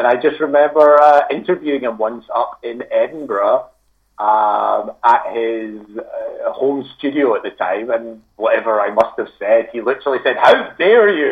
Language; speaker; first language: English; native; English